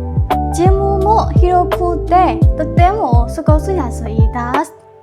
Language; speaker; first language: Japanese; non-native, learner; Burmese